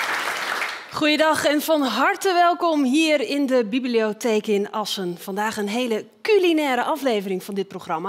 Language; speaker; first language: Dutch; native; Dutch